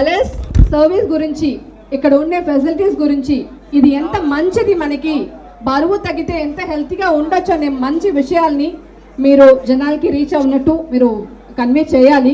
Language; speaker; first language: Telugu; native; Telugu